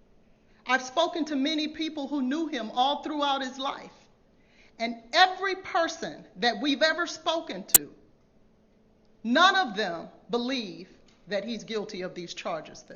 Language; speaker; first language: English; native; English